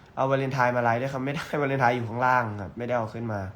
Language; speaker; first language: Thai; native; Thai